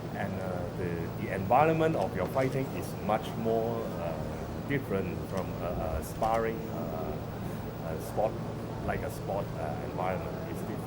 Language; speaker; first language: English; non-native, fluent; Cantonese